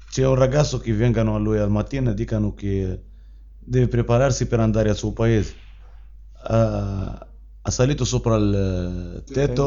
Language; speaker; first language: Italian; non-native, learner; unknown